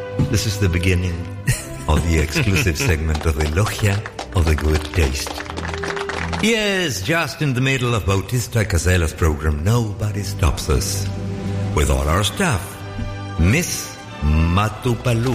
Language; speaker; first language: English; non-native, fluent; Spanish